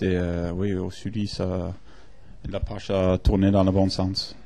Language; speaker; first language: French; non-native, fluent; Norwegian